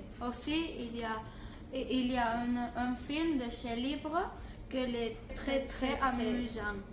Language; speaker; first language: French; non-native, learner; Catalan